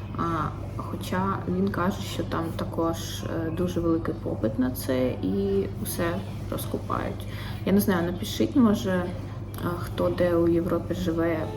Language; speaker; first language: Ukrainian; non-native, local second language; Russian